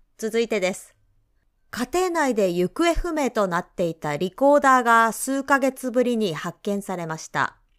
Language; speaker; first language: Japanese; native; Japanese